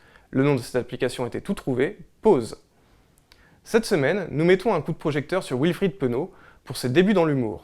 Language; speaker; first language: French; native; French